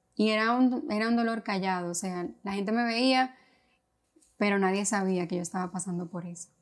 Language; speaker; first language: Spanish; native; Spanish